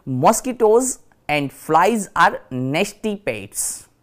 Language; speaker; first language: English; non-native, local second language; Gujarati